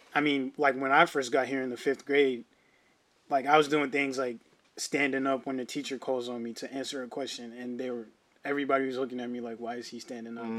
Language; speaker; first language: English; early bilingual, other home language; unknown